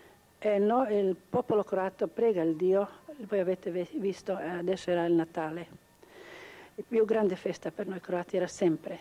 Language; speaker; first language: Italian; non-native, local second language; Croatian